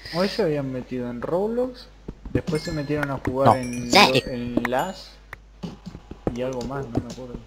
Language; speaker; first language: Spanish; native; Spanish